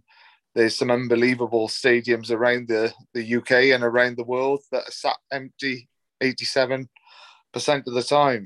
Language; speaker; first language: English; native; English